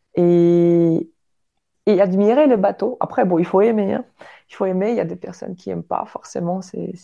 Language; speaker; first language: French; non-native, fluent; Polish